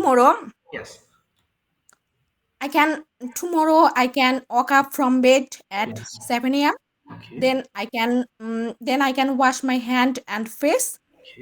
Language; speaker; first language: English; non-native, learner; Bangla